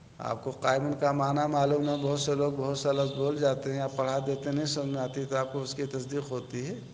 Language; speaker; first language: Urdu; native; Urdu